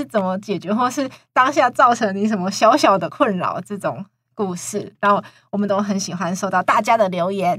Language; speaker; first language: Chinese; native; Chinese